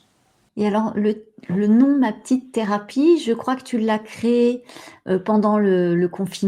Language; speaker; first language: French; native; French